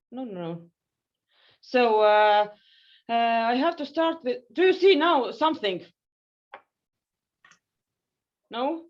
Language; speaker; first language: English; non-native, fluent; Estonian